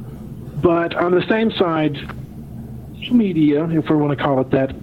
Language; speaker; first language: English; native; English